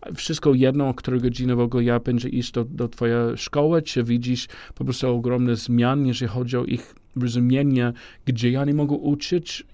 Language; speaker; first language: Polish; non-native, learner; English